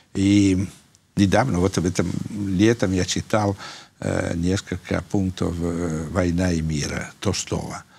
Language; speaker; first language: Russian; non-native, fluent; Italian